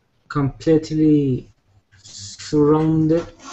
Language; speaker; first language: English; non-native, learner; Spanish